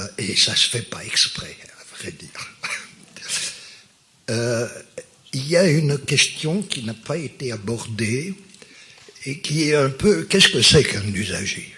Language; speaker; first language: French; native; French